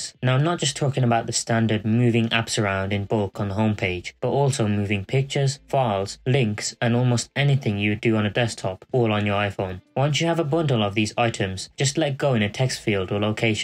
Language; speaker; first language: English; native; English